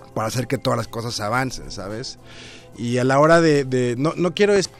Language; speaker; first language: Spanish; native; Spanish